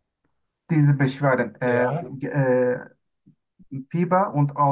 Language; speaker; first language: German; non-native, learner; Turkish